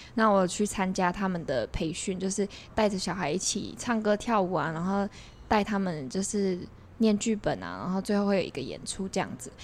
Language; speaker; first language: Chinese; non-native, local second language; Min Nan Chinese